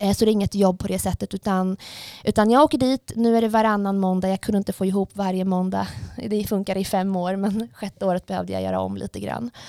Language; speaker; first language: Swedish; early bilingual, other home language; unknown